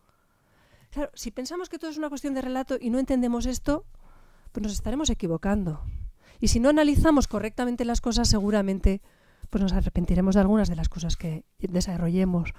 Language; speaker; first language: Spanish; native; Spanish